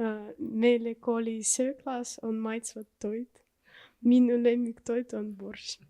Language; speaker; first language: Estonian; non-native, local second language; Russian